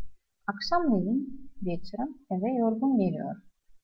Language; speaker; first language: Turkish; non-native, fluent; Russian